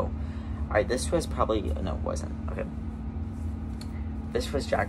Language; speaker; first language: English; native; English